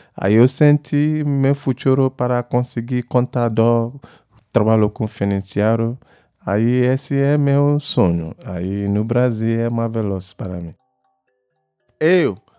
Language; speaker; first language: Portuguese; non-native, learner; Igbo